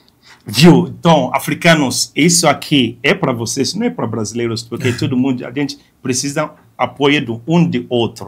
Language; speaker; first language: Portuguese; non-native, fluent; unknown